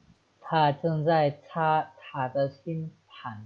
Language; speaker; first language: Chinese; non-native, fluent; Indonesian